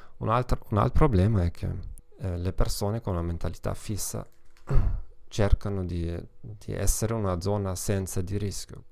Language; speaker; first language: Italian; non-native, fluent; German